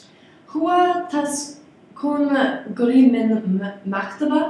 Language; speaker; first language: Arabic; non-native, learner; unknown